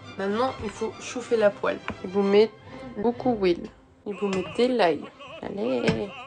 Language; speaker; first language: French; non-native, fluent; Spanish